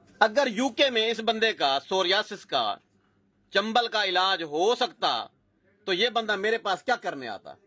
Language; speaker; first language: Urdu; non-native, local second language; Saraiki